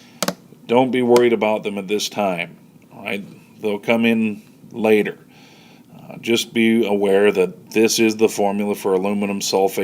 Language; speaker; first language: English; native; English